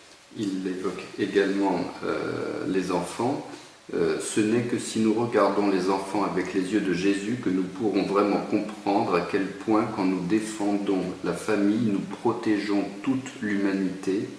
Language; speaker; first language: French; native; French